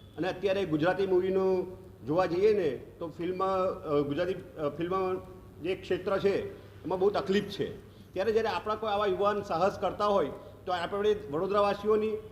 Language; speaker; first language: Gujarati; native; Gujarati